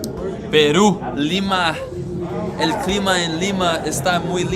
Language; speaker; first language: Spanish; non-native, learner; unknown